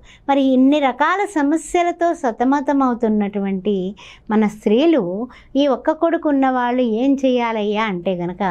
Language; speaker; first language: Telugu; native; Telugu